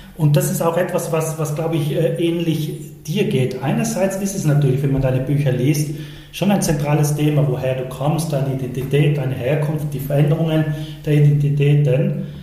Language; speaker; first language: German; native; German